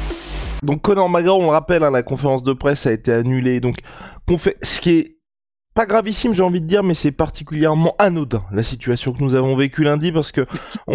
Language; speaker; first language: French; native; French